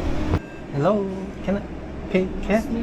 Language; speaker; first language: English; non-native, learner; Korean